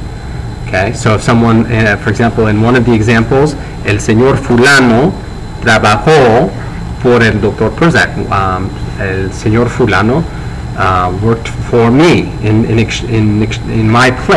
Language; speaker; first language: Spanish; non-native, fluent; English